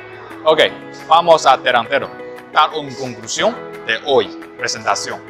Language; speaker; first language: Spanish; non-native, learner; Chinese